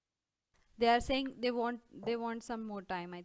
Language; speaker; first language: English; non-native, local second language; Marathi